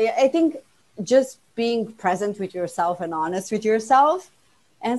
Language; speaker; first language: English; non-native, fluent; Slovenian